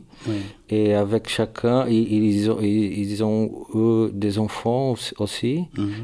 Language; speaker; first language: French; non-native, learner; Portuguese